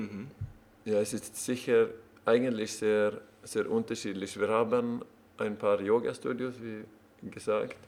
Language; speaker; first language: German; non-native, learner; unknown